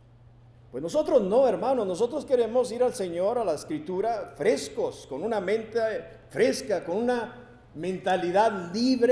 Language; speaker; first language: Spanish; native; Spanish